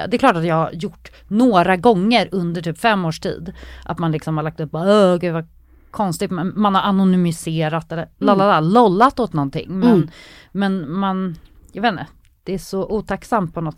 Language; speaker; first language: Swedish; native; Swedish